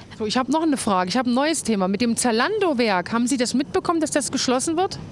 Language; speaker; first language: German; native; German